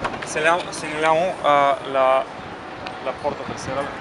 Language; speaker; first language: Italian; non-native, learner; Bulgarian